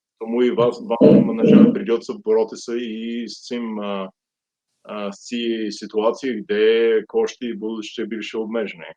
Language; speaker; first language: Ukrainian; non-native, fluent; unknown